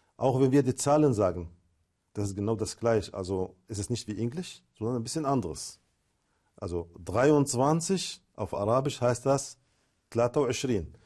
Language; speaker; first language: German; non-native, fluent; Arabic